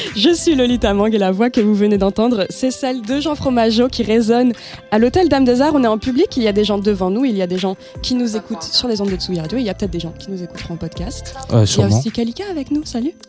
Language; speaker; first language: French; native; French